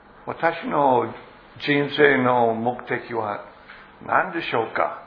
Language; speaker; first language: Japanese; non-native, fluent; English